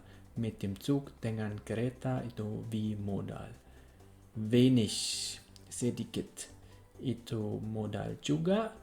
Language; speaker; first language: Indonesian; non-native, fluent; German